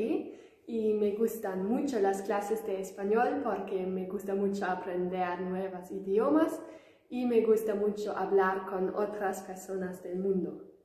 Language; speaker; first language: Spanish; non-native, learner; German